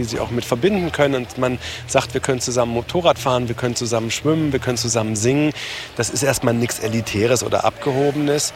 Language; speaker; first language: German; native; German